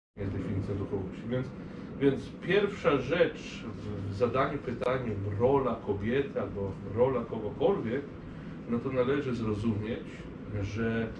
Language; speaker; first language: Polish; non-native, fluent; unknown